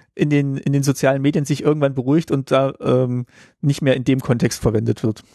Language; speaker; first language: German; native; German